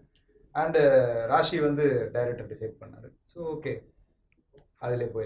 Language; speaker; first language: Tamil; native; Tamil